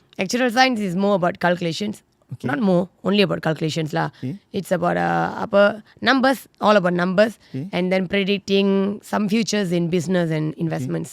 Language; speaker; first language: English; non-native, local second language; Tamil